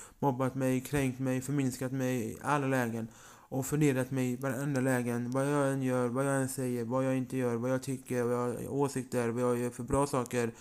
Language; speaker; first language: Swedish; early bilingual, other home language; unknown